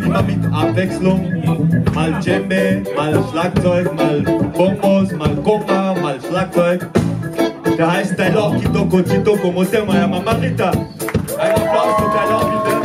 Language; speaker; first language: German; non-native, learner; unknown